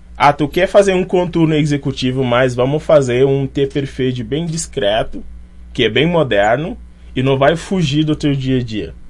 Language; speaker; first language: Portuguese; non-native, fluent; Wolof